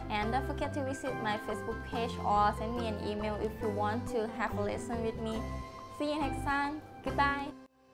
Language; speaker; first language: English; non-native, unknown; Thai